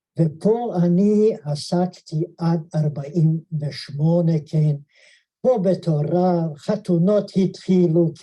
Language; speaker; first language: Hebrew; non-native, fluent; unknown